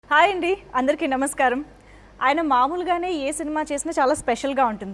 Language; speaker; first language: Telugu; native; Telugu